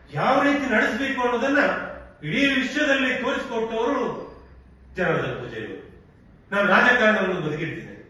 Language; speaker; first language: Kannada; non-native, local second language; Tulu